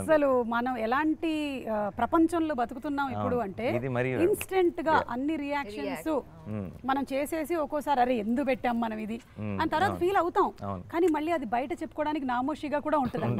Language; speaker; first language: Telugu; native; Telugu